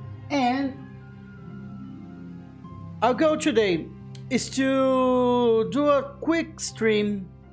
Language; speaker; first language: English; non-native, fluent; Portuguese